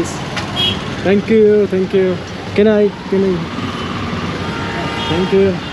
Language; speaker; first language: English; non-native, learner; Vietnamese